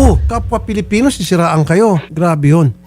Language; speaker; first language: Filipino; native; Filipino